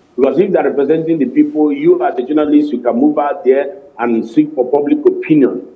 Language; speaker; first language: English; non-native, local second language; Igbo